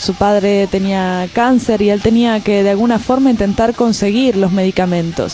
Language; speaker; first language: Spanish; native; Spanish